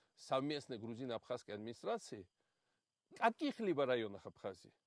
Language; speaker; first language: Russian; non-native, local second language; Georgian